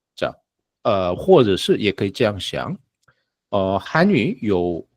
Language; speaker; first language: Chinese; non-native, fluent; Korean